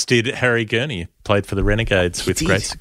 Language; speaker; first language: English; native; English